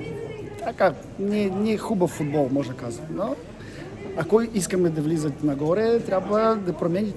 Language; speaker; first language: Bulgarian; non-native, learner; Russian